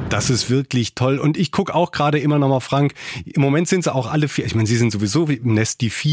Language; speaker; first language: German; native; German